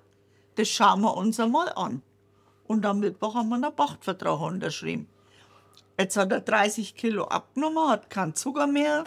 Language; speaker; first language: German; native; German